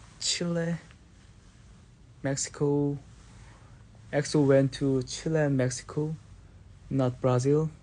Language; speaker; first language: English; non-native, learner; Korean